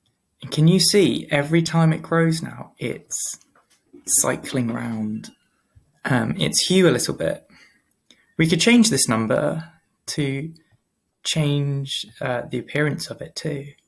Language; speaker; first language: English; native; English